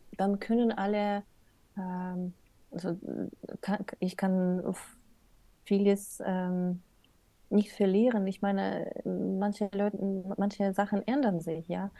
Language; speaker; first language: German; non-native, learner; Russian